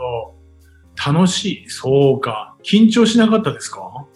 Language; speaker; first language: Japanese; native; Japanese